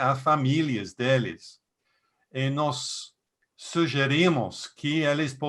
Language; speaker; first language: Portuguese; non-native, fluent; English